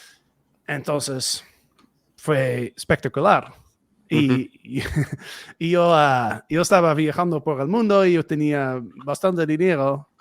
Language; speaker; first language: Spanish; non-native, fluent; Dutch